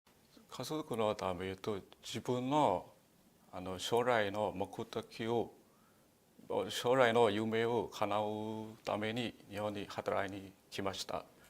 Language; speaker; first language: Japanese; non-native, learner; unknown